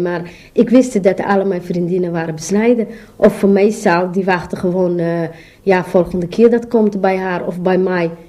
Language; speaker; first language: Dutch; non-native, learner; Somali